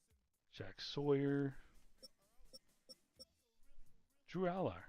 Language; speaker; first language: English; native; English